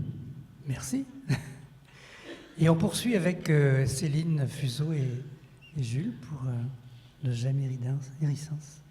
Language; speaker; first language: French; native; French